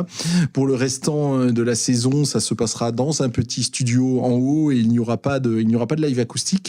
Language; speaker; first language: French; native; French